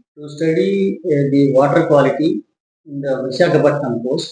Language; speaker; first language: English; non-native, local second language; Telugu